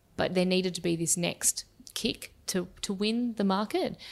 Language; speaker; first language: English; native; English